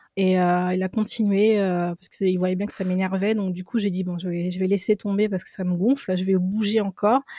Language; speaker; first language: French; early bilingual, other home language; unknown